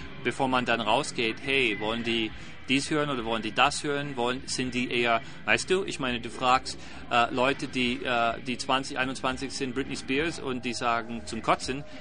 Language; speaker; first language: German; non-native, fluent; English